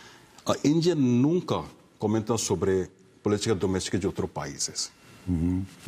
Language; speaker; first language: Portuguese; non-native, fluent; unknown